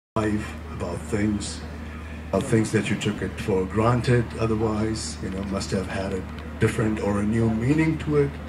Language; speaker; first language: English; non-native, local second language; Nepali